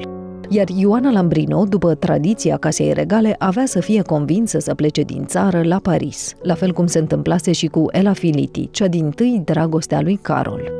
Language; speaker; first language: Romanian; native; Romanian